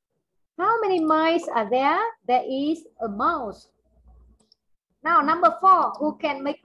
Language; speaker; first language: English; non-native, fluent; Vietnamese